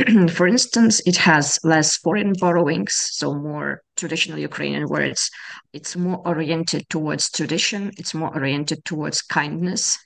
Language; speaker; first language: English; non-native, fluent; Ukrainian